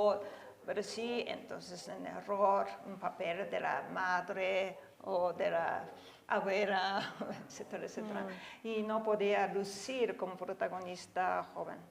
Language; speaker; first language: Spanish; non-native, fluent; Japanese